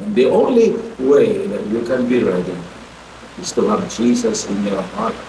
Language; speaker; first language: English; non-native, local second language; Filipino